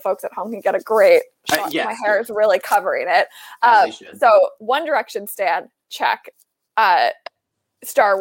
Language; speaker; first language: English; native; English